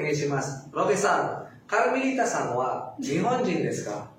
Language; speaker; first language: Japanese; non-native, fluent; Filipino